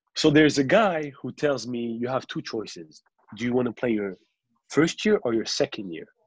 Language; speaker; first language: English; non-native, local second language; French